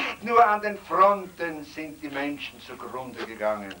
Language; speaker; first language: German; native; German